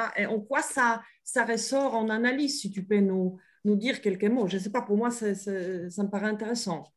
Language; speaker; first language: French; non-native, fluent; Polish